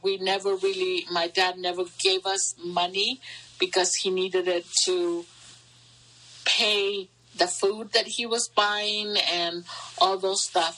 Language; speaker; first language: English; early bilingual, other home language; Spanish